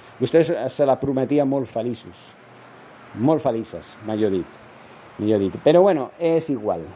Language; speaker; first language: Catalan; non-native, local second language; Spanish